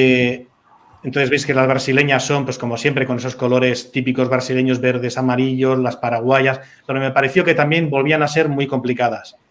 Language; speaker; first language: Spanish; native; Spanish